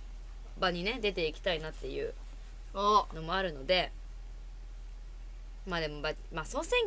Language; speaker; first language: Japanese; native; Japanese